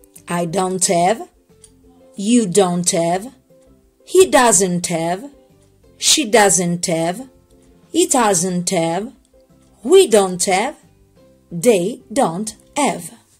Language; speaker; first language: English; non-native, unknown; Italian